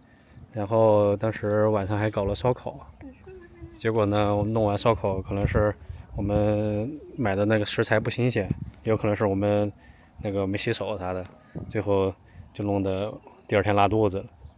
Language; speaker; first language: Chinese; native; Chinese